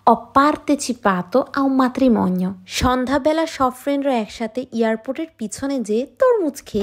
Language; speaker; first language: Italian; non-native, fluent; Bangla